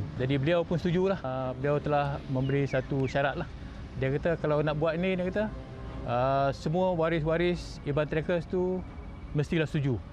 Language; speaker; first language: Malay; native; Malay